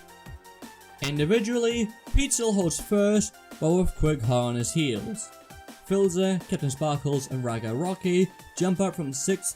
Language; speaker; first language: English; native; English